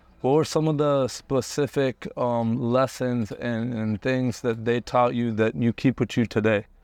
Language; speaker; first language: English; early bilingual, other home language; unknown